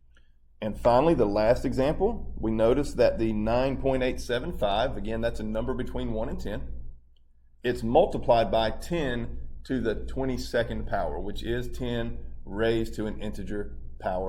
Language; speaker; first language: English; native; English